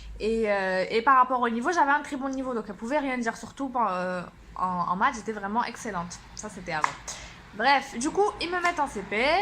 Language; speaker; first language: French; early bilingual, other home language; Arabic